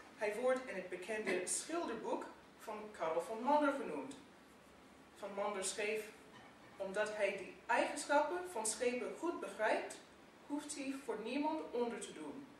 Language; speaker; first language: Dutch; non-native, fluent; English